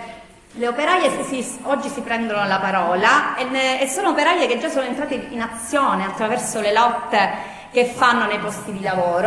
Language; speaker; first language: Italian; native; Italian